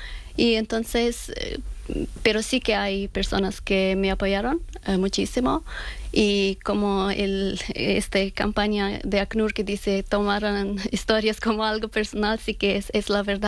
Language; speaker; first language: Spanish; non-native, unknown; Persian